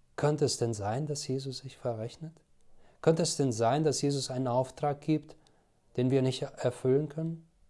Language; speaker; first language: German; non-native, fluent; Albanian